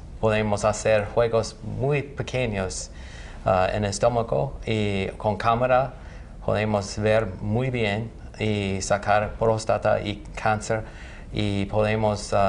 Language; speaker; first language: Spanish; non-native, learner; English